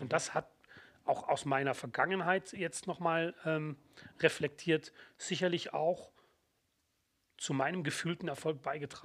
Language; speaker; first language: German; native; German